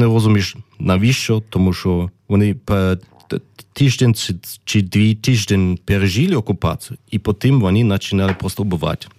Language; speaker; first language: Ukrainian; non-native, learner; German